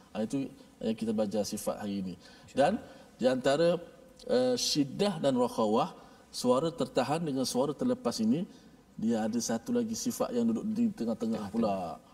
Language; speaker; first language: Malay; native; Malay